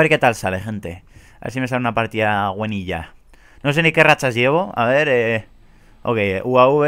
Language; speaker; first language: Spanish; native; Spanish